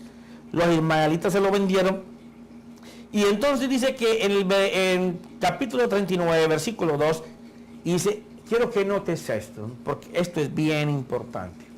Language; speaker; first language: Spanish; native; Spanish